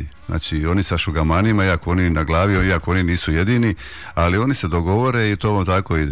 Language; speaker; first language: Croatian; native; Croatian